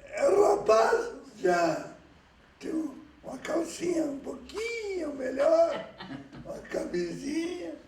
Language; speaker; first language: Portuguese; early bilingual, other home language; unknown